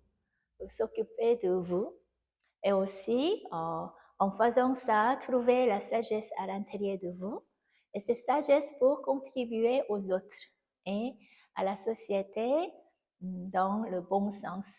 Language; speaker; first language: French; non-native, fluent; Korean